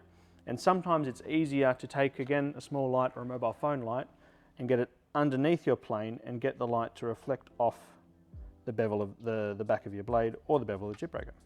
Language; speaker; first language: English; native; English